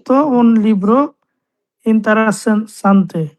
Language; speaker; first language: Italian; non-native, learner; Bangla